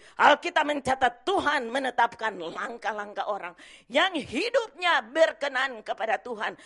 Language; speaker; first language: Indonesian; native; Indonesian